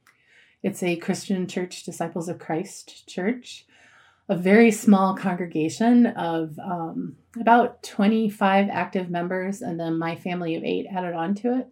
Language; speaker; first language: English; native; English